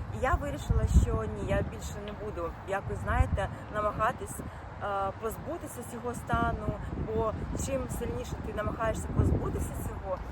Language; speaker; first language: Ukrainian; non-native, local second language; Russian